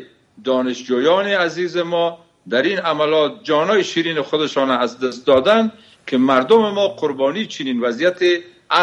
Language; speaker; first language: Persian; native; Persian